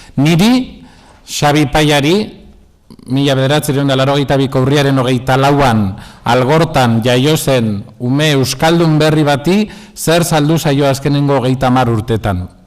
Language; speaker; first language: Basque; non-native, local second language; Spanish